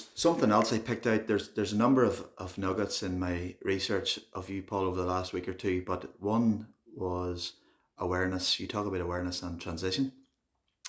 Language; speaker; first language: English; native; English